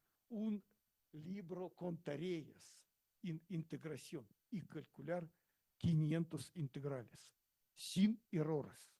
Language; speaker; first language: Spanish; non-native, learner; Russian